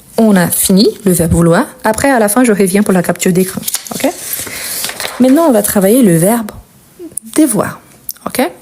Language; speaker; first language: French; non-native, fluent; Portuguese